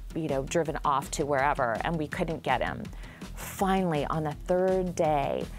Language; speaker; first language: English; native; English